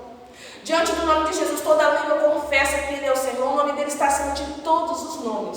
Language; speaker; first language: Portuguese; native; Portuguese